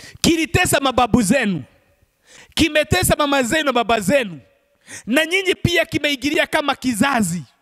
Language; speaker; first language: Swahili; non-native, local second language; Kikuyu